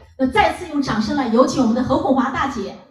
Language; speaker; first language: Chinese; native; Chinese